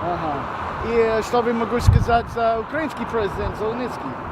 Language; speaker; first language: Russian; non-native, learner; English